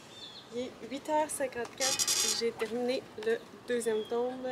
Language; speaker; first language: French; native; French